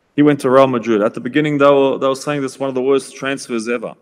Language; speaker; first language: English; native; English